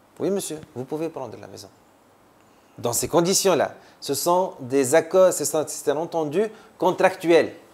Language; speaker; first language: French; non-native, local second language; Arabic